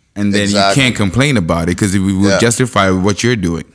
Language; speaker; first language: English; non-native, local second language; Shona